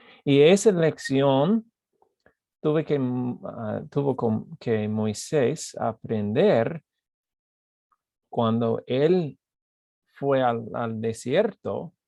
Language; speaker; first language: Spanish; non-native, fluent; English